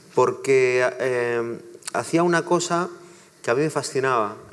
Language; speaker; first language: Spanish; native; Spanish